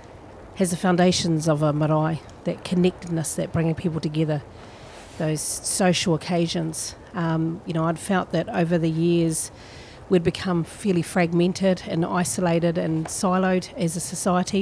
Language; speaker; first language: English; native; English